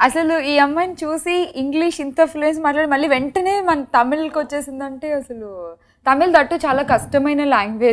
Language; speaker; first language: Telugu; native; Telugu